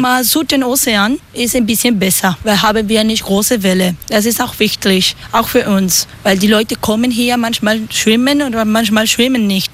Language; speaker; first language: German; non-native, learner; Spanish